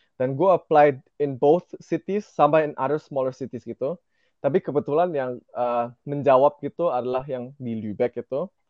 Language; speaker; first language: Indonesian; native; Indonesian